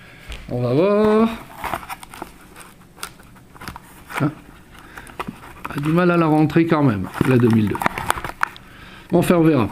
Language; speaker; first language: French; native; French